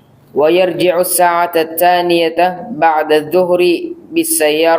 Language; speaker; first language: Arabic; non-native, learner; Filipino